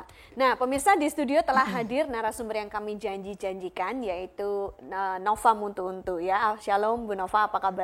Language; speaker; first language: Indonesian; native; Indonesian